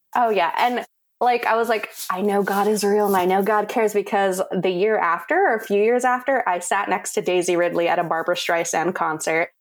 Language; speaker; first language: English; native; English